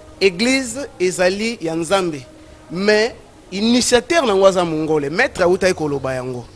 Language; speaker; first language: Lingala; non-native, local second language; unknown